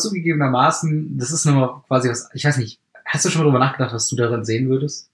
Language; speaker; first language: German; native; German